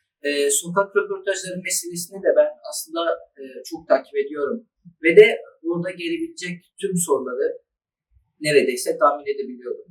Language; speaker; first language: Turkish; early bilingual, other home language; Arabic